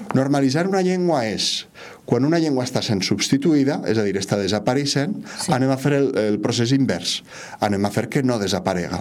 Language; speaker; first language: Catalan; native; Catalan